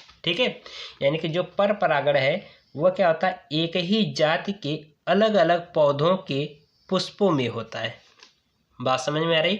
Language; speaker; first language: Hindi; native; Hindi